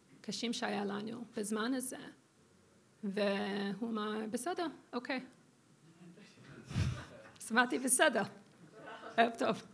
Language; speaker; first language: Hebrew; non-native, fluent; English